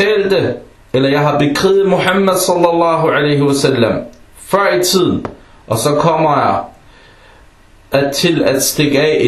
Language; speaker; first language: Danish; early bilingual, other home language; Arabic